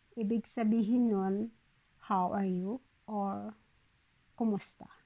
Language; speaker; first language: Filipino; non-native, local second language; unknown